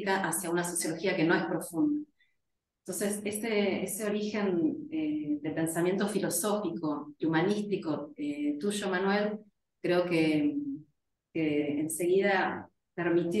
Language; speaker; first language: Spanish; native; Spanish